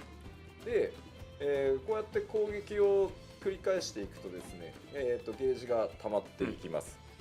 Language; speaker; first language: Japanese; native; Japanese